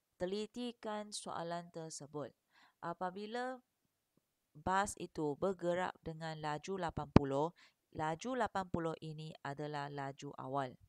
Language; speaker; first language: Malay; non-native, local second language; Chinese